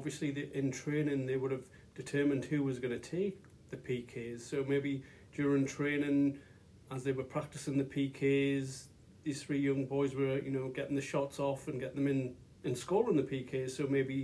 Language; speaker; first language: English; native; English